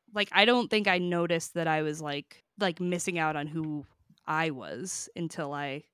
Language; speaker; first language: English; native; English